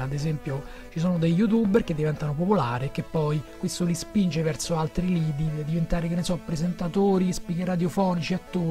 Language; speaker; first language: Italian; native; Italian